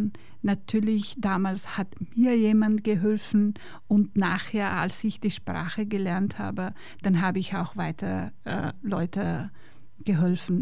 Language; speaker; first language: German; non-native, learner; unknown